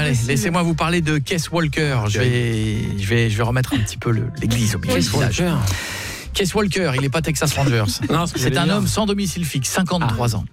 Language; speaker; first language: French; native; French